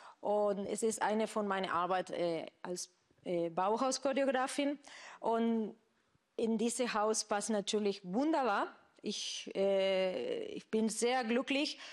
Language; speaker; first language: German; non-native, fluent; Spanish